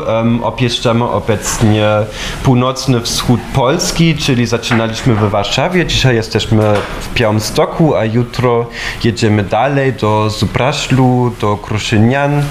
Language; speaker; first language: Polish; non-native, fluent; German